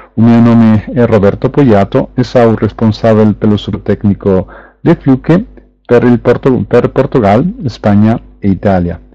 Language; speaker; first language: Portuguese; non-native, learner; Spanish